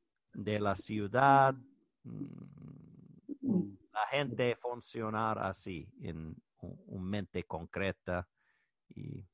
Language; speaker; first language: Spanish; non-native, learner; English